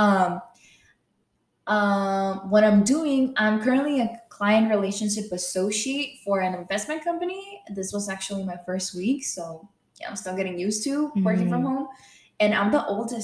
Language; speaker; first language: English; non-native, fluent; Spanish